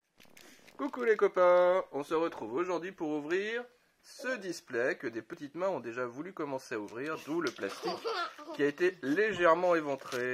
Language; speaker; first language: French; native; French